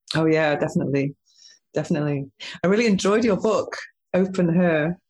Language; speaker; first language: English; native; English